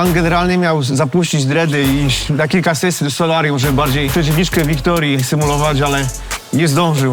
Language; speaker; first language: Polish; native; Polish